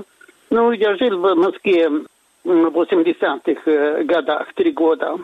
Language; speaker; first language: Russian; non-native, fluent; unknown